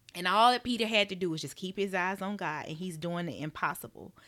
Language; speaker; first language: English; native; English